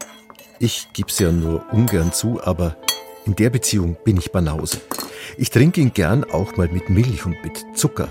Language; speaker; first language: German; native; German